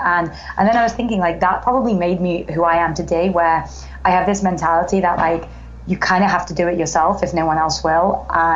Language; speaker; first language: English; native; English